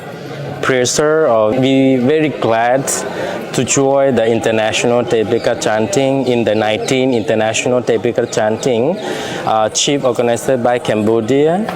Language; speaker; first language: English; non-native, fluent; Lao